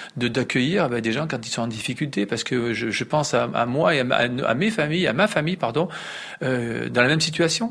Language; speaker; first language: French; native; French